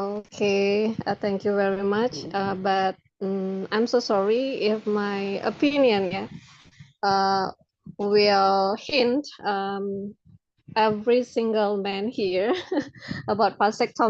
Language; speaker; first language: English; non-native, local second language; Indonesian